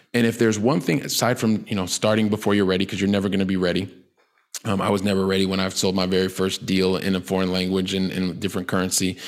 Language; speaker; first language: English; native; English